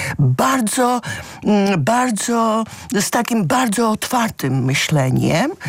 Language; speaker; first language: Polish; non-native, fluent; Georgian